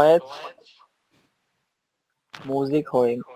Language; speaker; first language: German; non-native, learner; Bangla